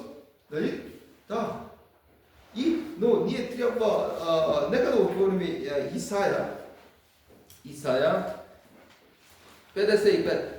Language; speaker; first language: Bulgarian; non-native, learner; Korean